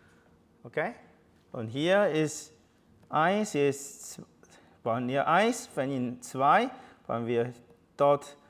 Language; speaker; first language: German; non-native, learner; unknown